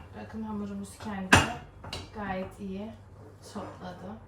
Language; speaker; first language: Turkish; native; Turkish